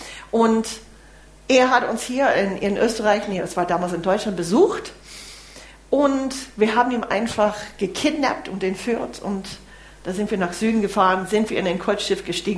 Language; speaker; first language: German; non-native, fluent; English